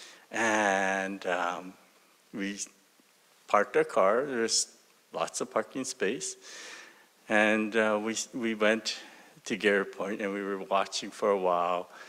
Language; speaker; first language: English; early bilingual, other home language; Japanese